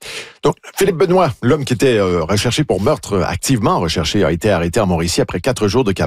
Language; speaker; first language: French; native; French